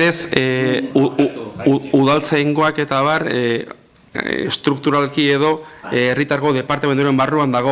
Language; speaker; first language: Basque; native; Basque